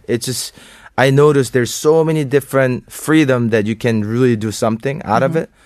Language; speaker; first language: English; non-native, fluent; Korean